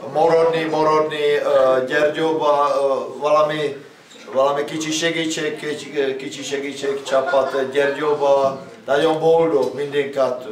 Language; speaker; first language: Hungarian; non-native, learner; Czech